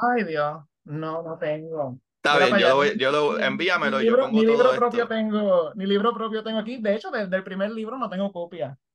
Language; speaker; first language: Spanish; native; Spanish